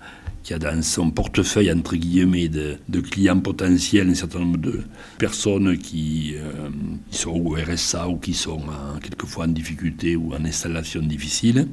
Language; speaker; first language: French; native; French